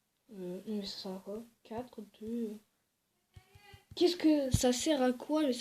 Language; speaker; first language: French; native; French